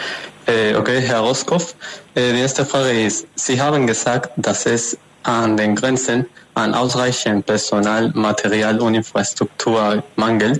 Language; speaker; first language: German; non-native, fluent; Spanish